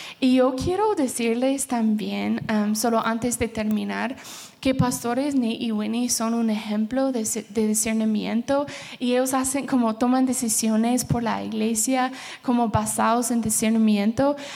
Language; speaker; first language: Spanish; early bilingual, heritage; Spanish